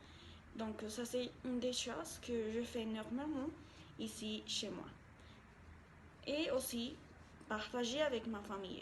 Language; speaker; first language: French; non-native, learner; Spanish